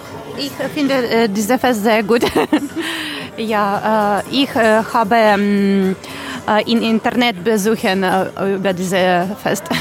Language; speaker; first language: German; non-native, learner; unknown